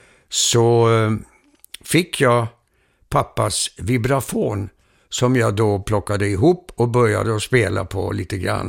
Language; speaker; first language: Swedish; early bilingual, heritage; Swedish